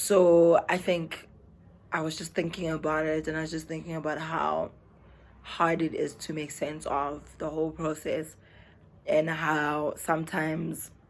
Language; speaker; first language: English; non-native, local second language; Zulu